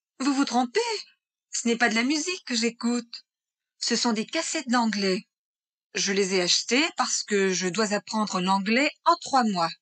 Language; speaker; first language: French; native; French